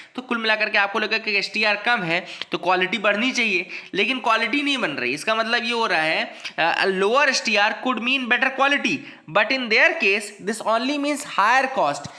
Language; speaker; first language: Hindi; native; Hindi